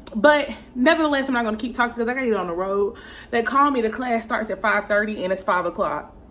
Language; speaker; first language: English; native; English